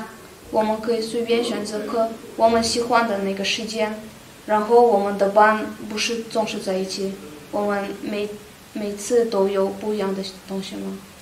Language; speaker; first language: Chinese; non-native, fluent; Russian